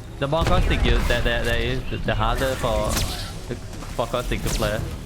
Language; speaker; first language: English; non-native, learner; Thai